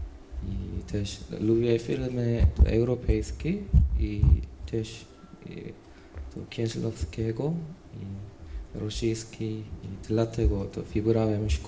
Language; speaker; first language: Polish; non-native, learner; Korean